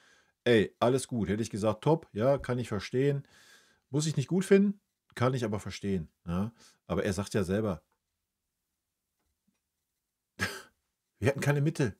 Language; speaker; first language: German; native; German